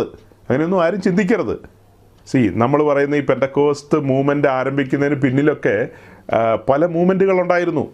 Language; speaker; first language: Malayalam; native; Malayalam